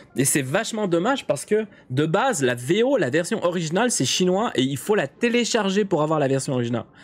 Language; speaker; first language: French; native; French